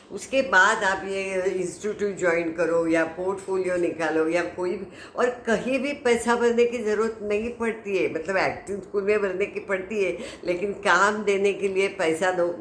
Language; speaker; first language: Hindi; non-native, local second language; Marathi